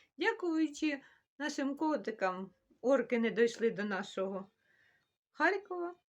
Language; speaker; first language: Ukrainian; non-native, local second language; Russian